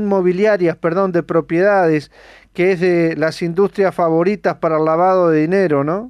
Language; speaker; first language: Spanish; native; Spanish